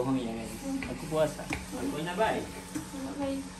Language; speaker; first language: Indonesian; non-native, learner; Urdu